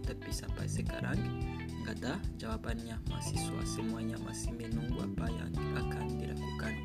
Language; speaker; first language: Indonesian; non-native, learner; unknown